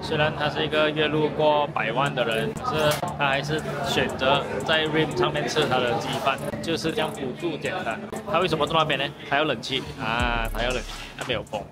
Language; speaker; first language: Chinese; native; Chinese